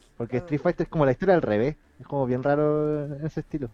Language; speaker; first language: Spanish; native; Spanish